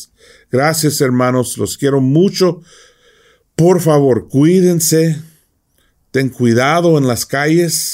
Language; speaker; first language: Spanish; non-native, fluent; English